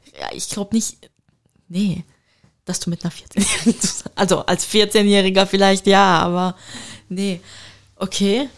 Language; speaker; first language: German; early bilingual, other home language; Turkish